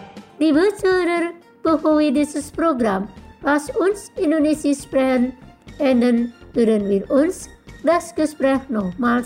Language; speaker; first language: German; non-native, fluent; Indonesian